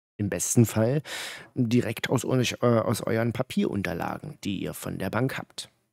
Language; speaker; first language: German; native; German